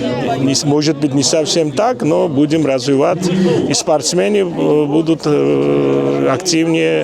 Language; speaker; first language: Russian; non-native, fluent; Georgian